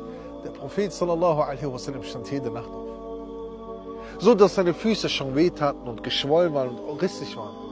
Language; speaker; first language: German; early bilingual, other home language; Romany